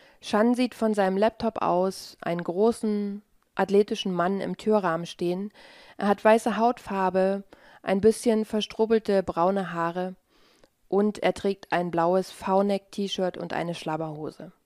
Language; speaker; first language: German; native; German